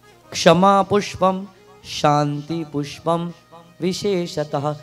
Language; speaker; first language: English; native; English